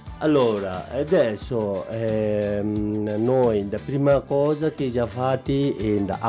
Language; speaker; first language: Italian; non-native, learner; Nepali